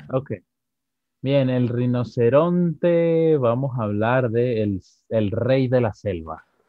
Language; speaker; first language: Spanish; native; Spanish